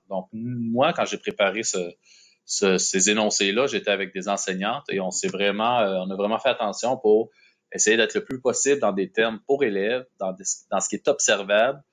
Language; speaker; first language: French; native; French